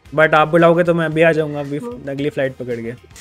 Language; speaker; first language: Hindi; native; Hindi